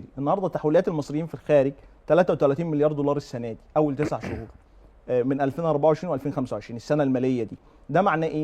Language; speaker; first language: Arabic; native; Arabic